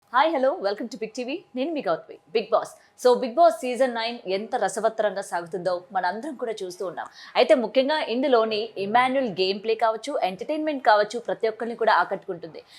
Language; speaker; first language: Telugu; native; Telugu